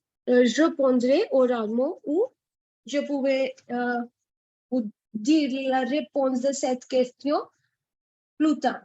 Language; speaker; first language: French; non-native, fluent; Hindi